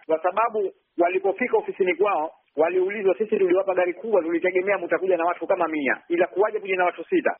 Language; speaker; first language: Swahili; native; Swahili